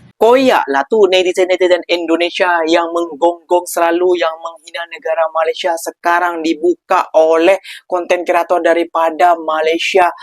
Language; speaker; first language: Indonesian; native; Indonesian